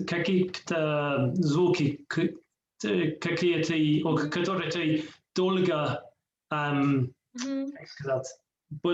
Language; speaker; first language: Russian; non-native, learner; English